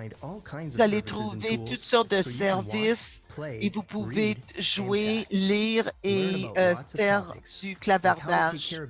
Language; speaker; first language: French; non-native, fluent; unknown